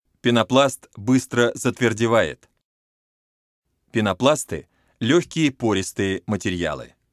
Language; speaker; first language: Russian; native; Russian